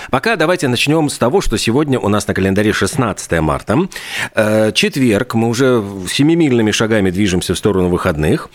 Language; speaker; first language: Russian; native; Russian